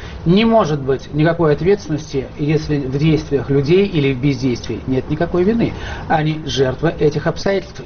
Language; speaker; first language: Russian; native; Russian